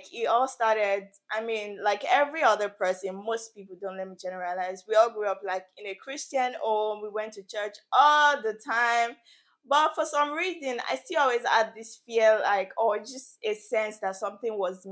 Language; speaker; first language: English; non-native, local second language; Yoruba